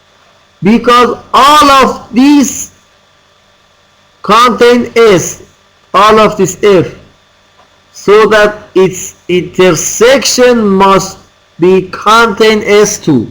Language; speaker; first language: English; non-native, fluent; Persian